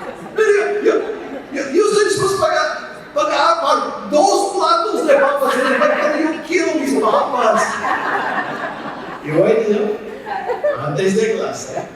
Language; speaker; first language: Spanish; non-native, fluent; English